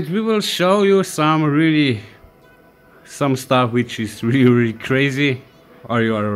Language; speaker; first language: English; non-native, learner; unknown